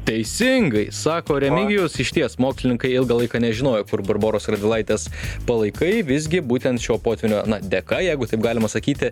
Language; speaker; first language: Lithuanian; native; Lithuanian